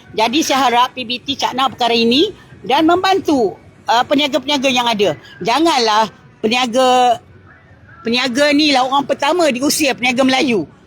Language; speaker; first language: Malay; native; Malay